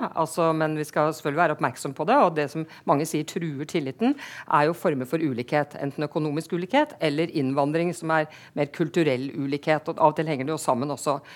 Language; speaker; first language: Norwegian; native; Norwegian